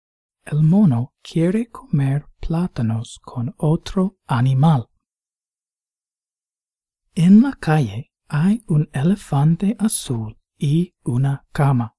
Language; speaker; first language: Spanish; non-native, fluent; English